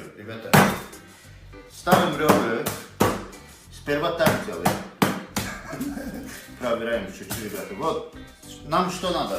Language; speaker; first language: Russian; non-native, local second language; Azerbaijani